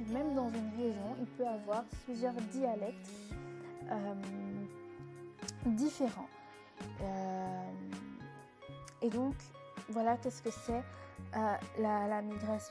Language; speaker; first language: French; native; French